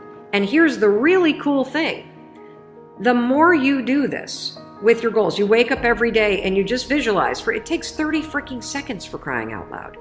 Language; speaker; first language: English; native; English